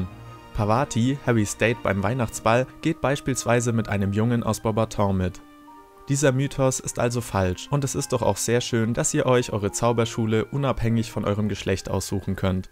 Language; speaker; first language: German; native; German